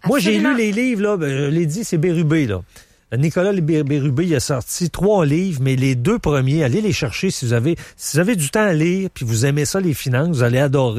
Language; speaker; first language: French; native; French